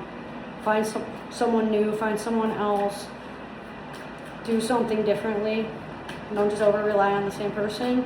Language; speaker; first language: English; native; English